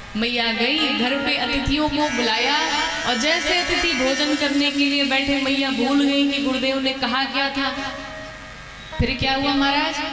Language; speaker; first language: Hindi; native; Hindi